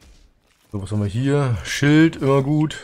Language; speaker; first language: German; native; German